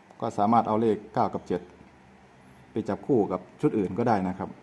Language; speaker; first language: Thai; native; Thai